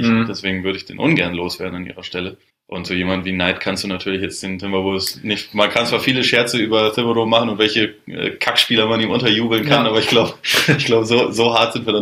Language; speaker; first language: German; native; German